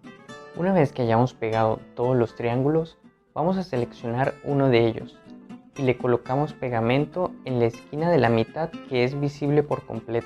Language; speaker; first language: Spanish; native; Spanish